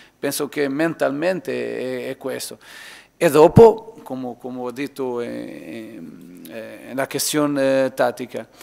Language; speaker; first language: Italian; non-native, learner; Portuguese